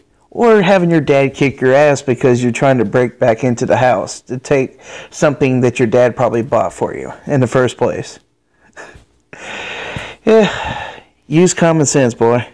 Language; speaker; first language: English; native; English